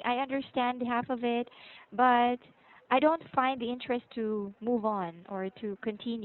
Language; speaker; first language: English; non-native, local second language; Filipino